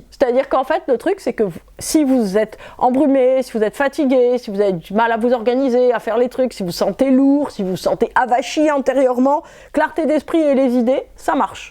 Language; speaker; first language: French; native; French